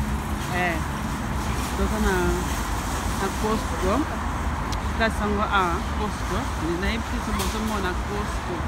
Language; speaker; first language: French; non-native, local second language; Lingala